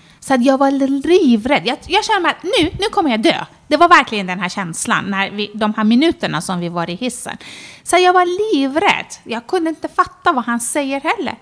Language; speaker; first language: Swedish; non-native, fluent; Persian